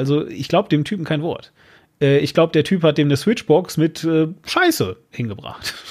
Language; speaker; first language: German; native; German